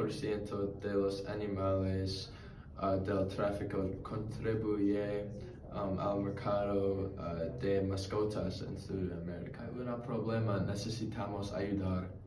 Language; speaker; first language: Spanish; non-native, learner; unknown